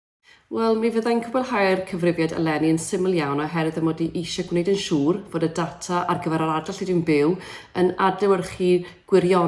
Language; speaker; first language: Welsh; native; Welsh